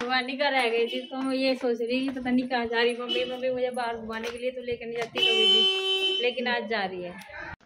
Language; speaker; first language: Hindi; native; Hindi